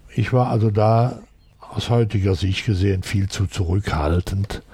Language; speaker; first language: German; native; German